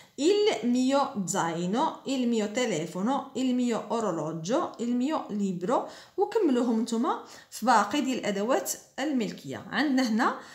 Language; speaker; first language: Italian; non-native, fluent; Arabic